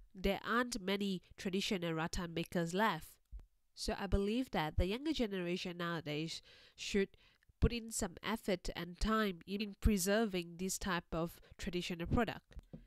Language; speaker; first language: English; non-native, fluent; Chinese